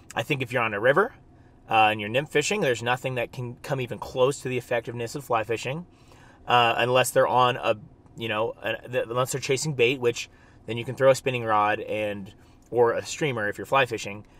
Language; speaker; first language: English; native; English